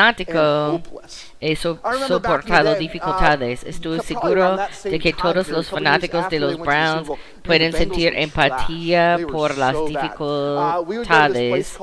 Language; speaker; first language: Spanish; non-native, fluent; English